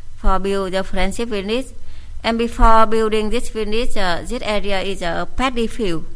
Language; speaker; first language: English; non-native, fluent; Vietnamese